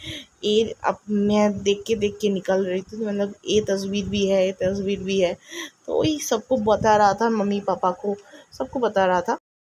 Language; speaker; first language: Hindi; non-native, local second language; Bangla